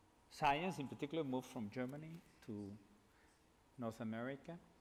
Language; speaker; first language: English; non-native, fluent; Catalan